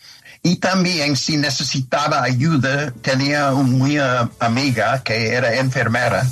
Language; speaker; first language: Spanish; non-native, fluent; English